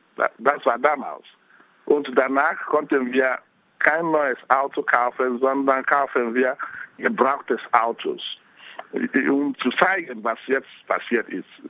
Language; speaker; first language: German; non-native, fluent; Igbo